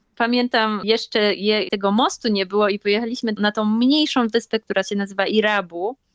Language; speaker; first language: Polish; native; Polish